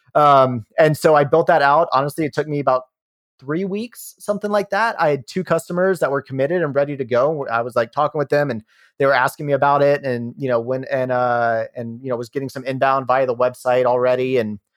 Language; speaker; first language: English; native; English